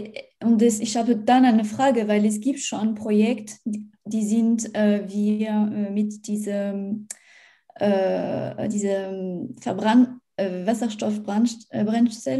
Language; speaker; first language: German; non-native, learner; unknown